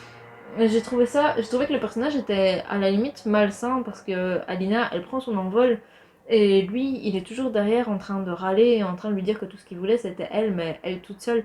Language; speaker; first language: French; native; French